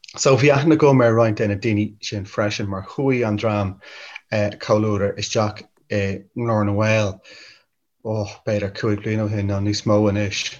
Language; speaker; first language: Irish; non-native, local second language; English